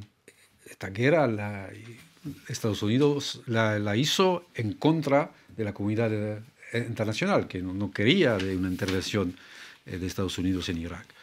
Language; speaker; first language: Spanish; non-native, fluent; French